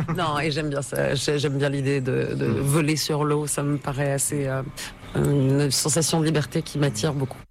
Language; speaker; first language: French; native; French